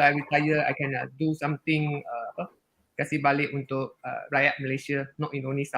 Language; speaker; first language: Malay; non-native, local second language; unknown